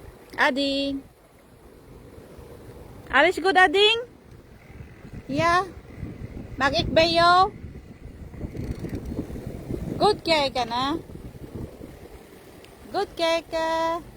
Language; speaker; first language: Dutch; non-native, learner; Filipino